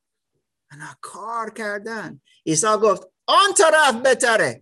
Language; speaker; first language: Persian; non-native, learner; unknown